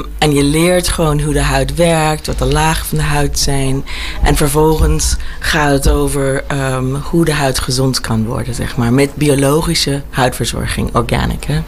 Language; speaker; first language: Dutch; early bilingual, heritage; Dutch